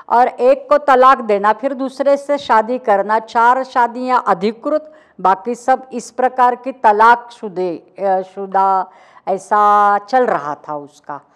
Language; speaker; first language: Hindi; non-native, local second language; Marathi